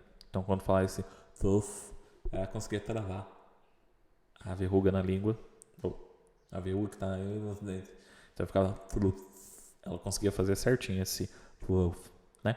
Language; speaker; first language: Portuguese; native; Portuguese